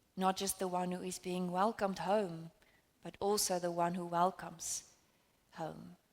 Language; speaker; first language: English; non-native, local second language; Afrikaans